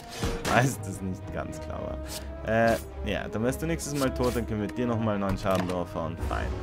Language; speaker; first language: German; native; German